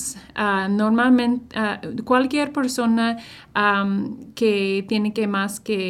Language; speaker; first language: Spanish; non-native, fluent; English